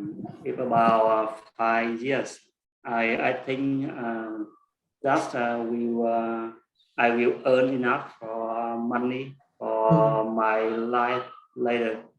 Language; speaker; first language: English; non-native, learner; Vietnamese